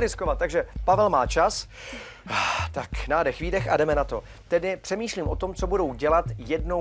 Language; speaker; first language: Czech; native; Czech